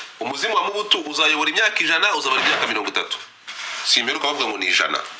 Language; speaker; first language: Kinyarwanda; native; Kinyarwanda